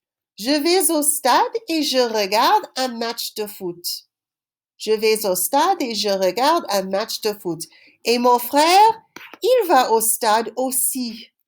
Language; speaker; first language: French; non-native, fluent; English